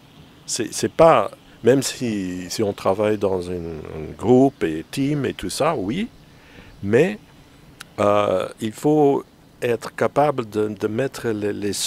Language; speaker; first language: French; non-native, fluent; Dutch